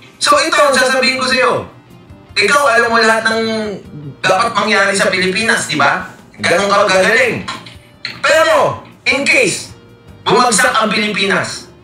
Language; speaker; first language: Filipino; native; Filipino